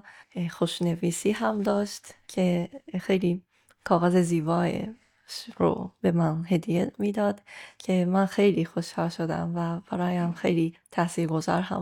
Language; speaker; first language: Persian; non-native, fluent; Japanese